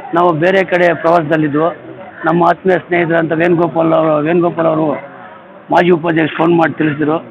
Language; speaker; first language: Kannada; native; Kannada